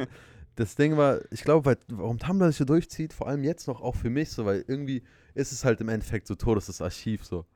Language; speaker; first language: German; native; German